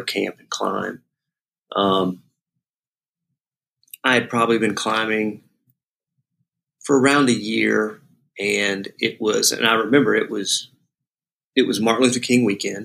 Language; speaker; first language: English; native; English